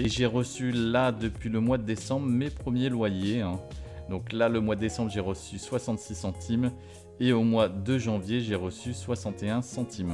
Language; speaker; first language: French; native; French